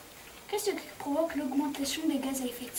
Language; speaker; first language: French; native; French